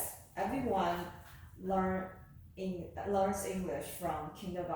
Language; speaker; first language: English; non-native, learner; Chinese